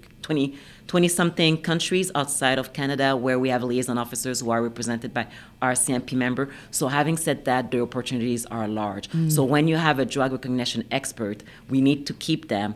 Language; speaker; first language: English; non-native, fluent; French